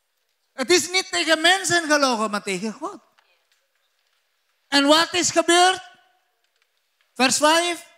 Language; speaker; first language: Dutch; non-native, learner; Indonesian